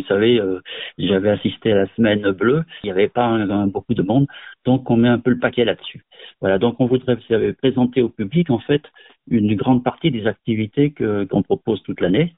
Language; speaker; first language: French; native; French